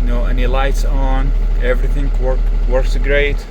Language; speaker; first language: English; non-native, learner; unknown